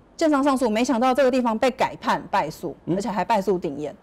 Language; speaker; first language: Chinese; native; Chinese